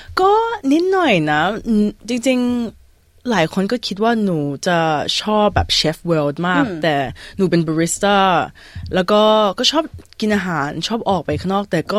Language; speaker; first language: Thai; early bilingual, heritage; Thai